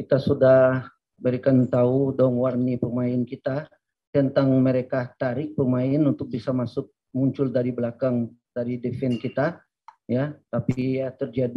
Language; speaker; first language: Indonesian; non-native, fluent; Portuguese